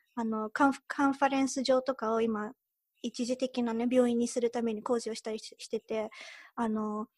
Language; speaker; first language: Japanese; early bilingual, heritage; Japanese